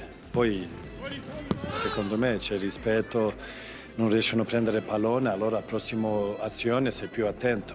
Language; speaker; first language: Italian; non-native, fluent; Swedish